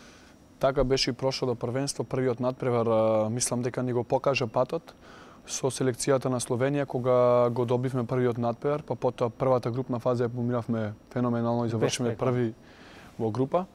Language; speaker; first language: Macedonian; native; Macedonian